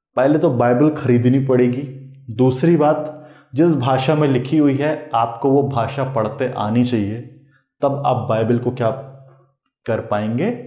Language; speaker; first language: Hindi; native; Hindi